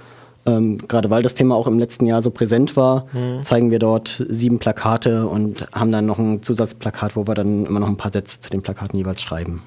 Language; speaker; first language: German; native; German